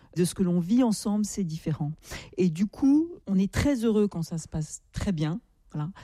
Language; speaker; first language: French; native; French